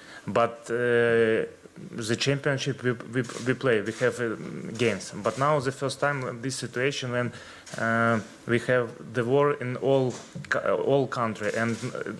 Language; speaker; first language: English; non-native, learner; Ukrainian